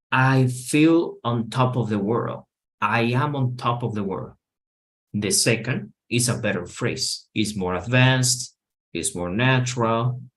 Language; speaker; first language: English; non-native, fluent; Spanish